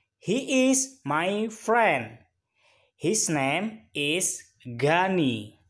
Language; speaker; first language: English; non-native, fluent; Indonesian